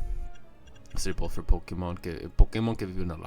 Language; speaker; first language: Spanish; non-native, fluent; English